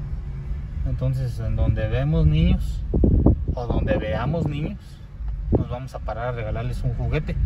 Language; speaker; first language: Spanish; native; Spanish